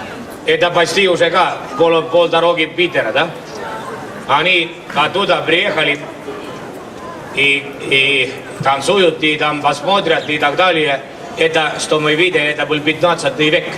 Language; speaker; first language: Russian; non-native, fluent; Estonian